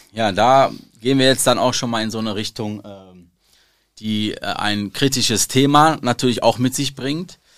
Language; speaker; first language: German; early bilingual, other home language; Arabic